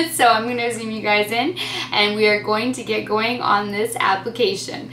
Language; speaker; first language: English; native; English